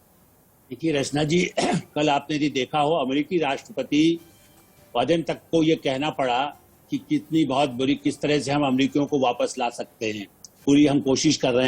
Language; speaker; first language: Hindi; native; Hindi